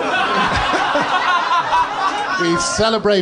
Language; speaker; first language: English; native; English